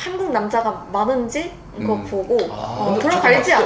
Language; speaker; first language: Korean; non-native, fluent; Vietnamese